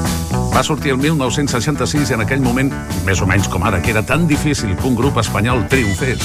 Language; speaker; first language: Catalan; native; Catalan